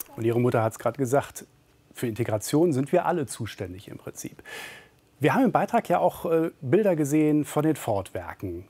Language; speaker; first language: German; native; German